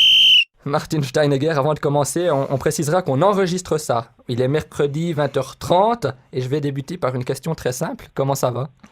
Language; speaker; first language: French; native; French